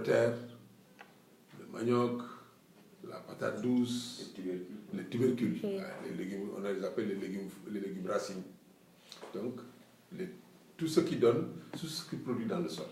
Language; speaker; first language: French; non-native, local second language; Wolof